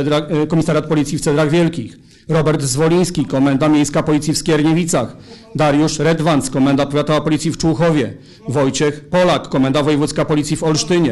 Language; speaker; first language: Polish; native; Polish